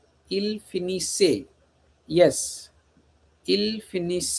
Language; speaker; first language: French; non-native, fluent; Hindi